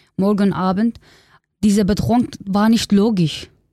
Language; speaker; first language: German; non-native, learner; Kurdish